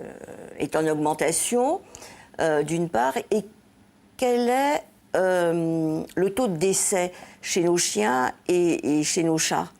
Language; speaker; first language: French; native; French